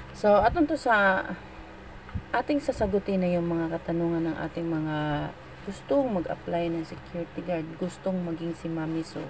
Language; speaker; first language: Filipino; non-native, local second language; Cebuano